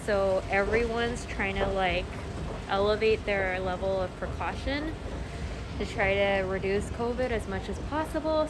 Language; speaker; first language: English; early bilingual, other home language; Korean